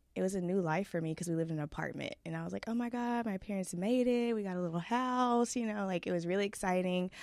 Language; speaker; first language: English; native; English